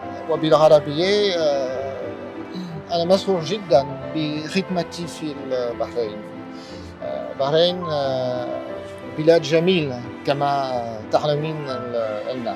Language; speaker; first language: Arabic; non-native, learner; French